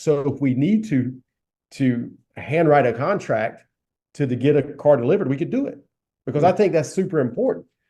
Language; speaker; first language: English; native; English